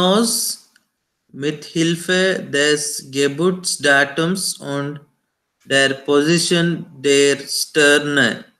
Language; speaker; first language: German; non-native, learner; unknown